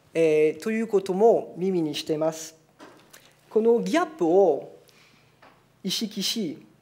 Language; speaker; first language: Japanese; non-native, fluent; French